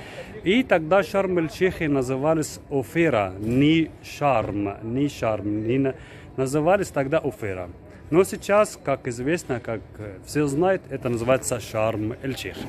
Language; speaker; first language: Russian; non-native, fluent; Arabic